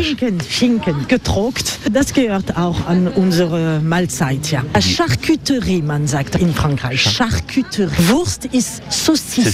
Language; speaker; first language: German; non-native, learner; French